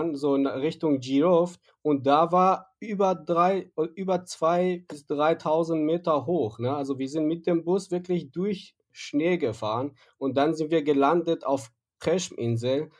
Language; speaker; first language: German; non-native, fluent; Persian